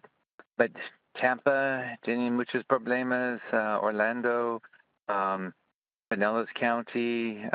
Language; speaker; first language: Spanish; non-native, learner; English